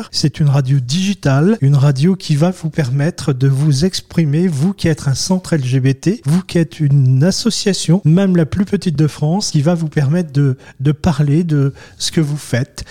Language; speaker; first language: French; native; French